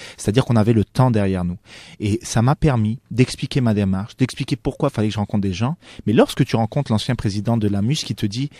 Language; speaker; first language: French; non-native, local second language; Arabic